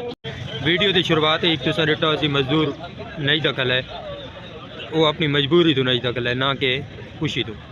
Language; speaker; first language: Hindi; non-native, local second language; Saraiki